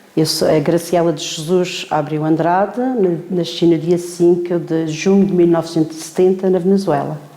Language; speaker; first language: Portuguese; native; Portuguese